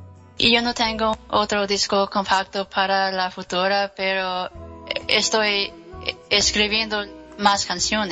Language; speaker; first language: Spanish; non-native, learner; English